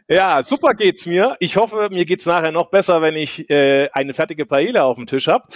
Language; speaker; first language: German; native; German